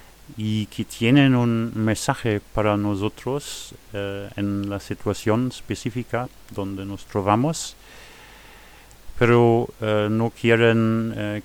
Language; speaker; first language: Spanish; non-native, fluent; German